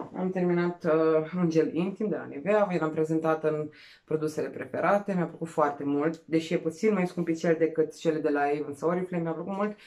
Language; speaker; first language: Romanian; non-native, local second language; Serbian